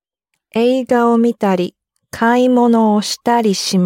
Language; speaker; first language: Japanese; non-native, learner; English